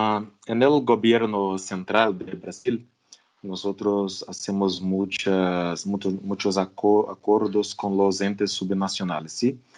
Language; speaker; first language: Spanish; non-native, fluent; Portuguese